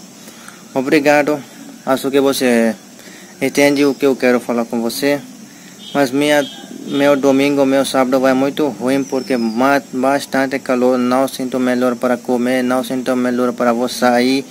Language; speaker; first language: Portuguese; non-native, learner; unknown